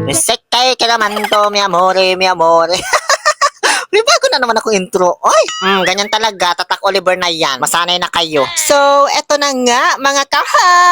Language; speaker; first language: Filipino; non-native, local second language; Pangasinan